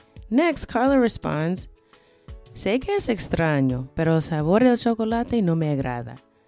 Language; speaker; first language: Spanish; non-native, fluent; English